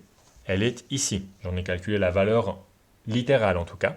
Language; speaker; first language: French; native; French